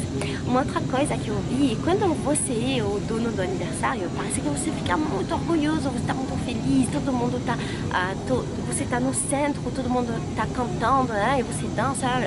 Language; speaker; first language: Portuguese; non-native, fluent; French